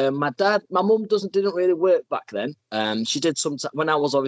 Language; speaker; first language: English; native; English